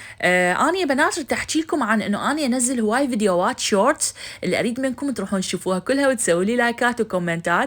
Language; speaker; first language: Arabic; native; Arabic